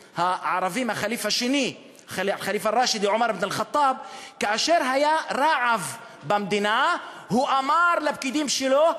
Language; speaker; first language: Hebrew; non-native, local second language; Arabic